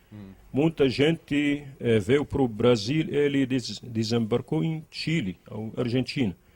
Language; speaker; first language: Portuguese; non-native, learner; Arabic